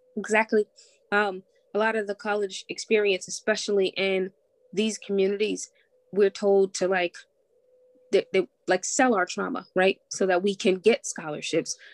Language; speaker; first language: English; native; English